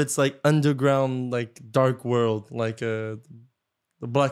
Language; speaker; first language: English; native; English